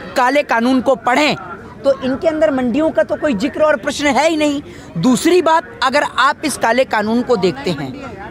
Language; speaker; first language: Hindi; native; Hindi